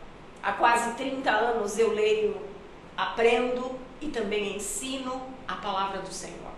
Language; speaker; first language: Portuguese; native; Portuguese